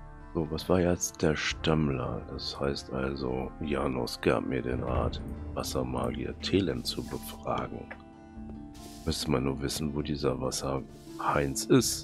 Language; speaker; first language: German; native; German